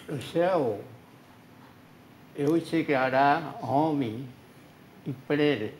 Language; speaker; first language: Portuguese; non-native, local second language; Kayapó